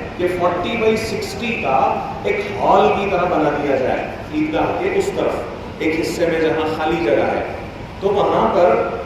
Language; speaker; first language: Hindi; non-native, local second language; Urdu